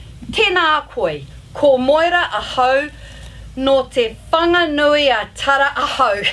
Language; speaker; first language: Māori; non-native, local second language; English